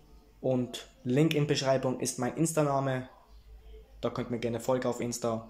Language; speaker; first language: German; early bilingual, heritage; Italian